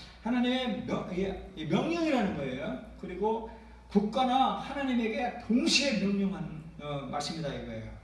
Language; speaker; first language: Korean; native; Korean